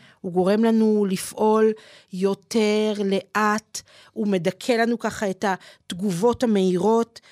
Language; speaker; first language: Hebrew; native; Hebrew